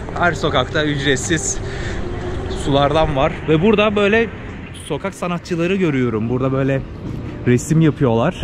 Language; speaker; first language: Turkish; native; Turkish